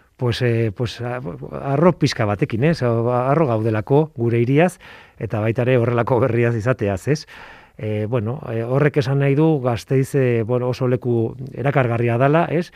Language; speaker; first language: Basque; non-native, local second language; Spanish